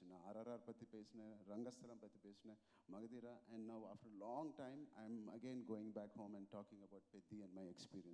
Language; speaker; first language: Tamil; non-native, local second language; Telugu